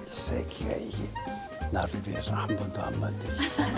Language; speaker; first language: Korean; native; Korean